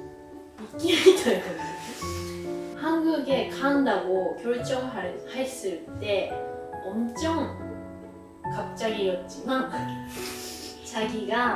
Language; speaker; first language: Korean; non-native, learner; Japanese